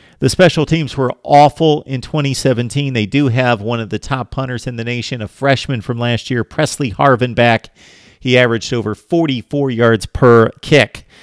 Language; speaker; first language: English; native; English